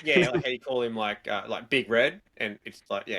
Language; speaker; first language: English; native; English